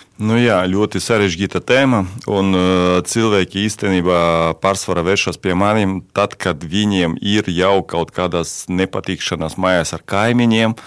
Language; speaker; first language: Latvian; non-native, local second language; Russian